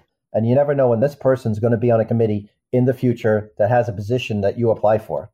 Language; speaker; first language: English; native; English